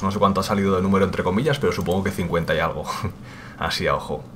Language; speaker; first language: Spanish; native; Spanish